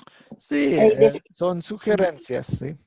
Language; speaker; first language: Spanish; non-native, fluent; English